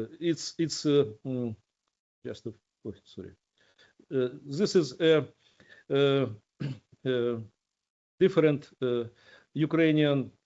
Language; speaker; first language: English; non-native, learner; Ukrainian